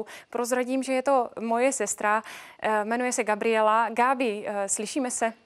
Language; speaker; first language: Czech; native; Czech